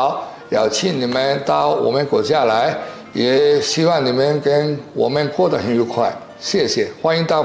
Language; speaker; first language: Chinese; non-native, fluent; Spanish